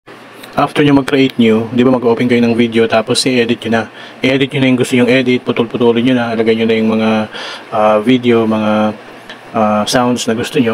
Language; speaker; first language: Filipino; native; Filipino